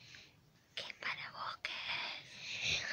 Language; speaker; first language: Spanish; native; Spanish